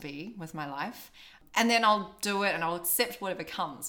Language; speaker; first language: English; native; English